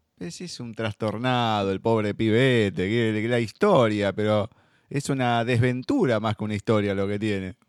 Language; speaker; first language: Spanish; native; Spanish